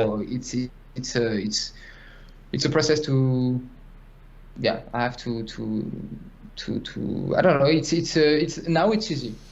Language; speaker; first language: English; non-native, fluent; French